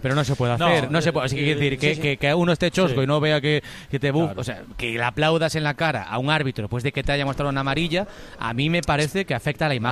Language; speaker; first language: Spanish; native; Spanish